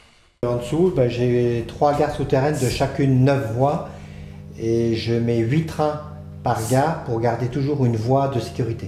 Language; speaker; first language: French; native; French